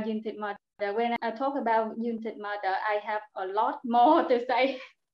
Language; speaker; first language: English; non-native, learner; Vietnamese